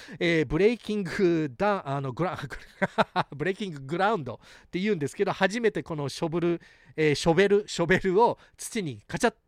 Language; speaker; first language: Japanese; early bilingual, heritage; Japanese